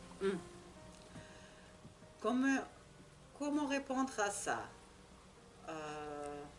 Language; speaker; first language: French; non-native, learner; Russian